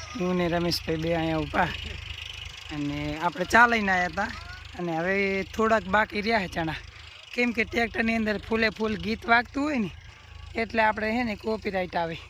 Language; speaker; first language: Gujarati; native; Gujarati